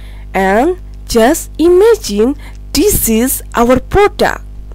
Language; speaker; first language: English; non-native, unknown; Indonesian